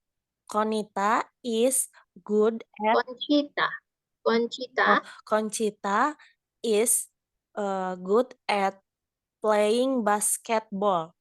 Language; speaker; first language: English; non-native, learner; Indonesian